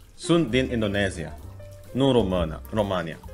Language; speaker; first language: English; non-native, fluent; Indonesian